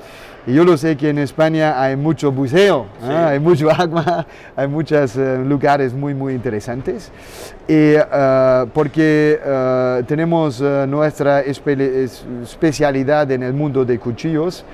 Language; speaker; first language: Spanish; non-native, learner; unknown